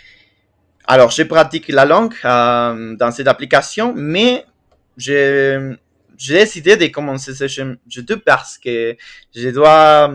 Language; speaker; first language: French; non-native, fluent; Spanish